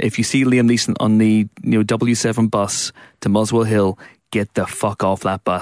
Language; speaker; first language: English; native; English